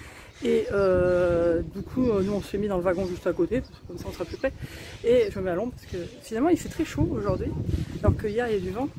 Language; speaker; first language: French; native; French